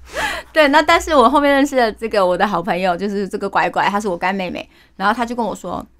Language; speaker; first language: Chinese; native; Chinese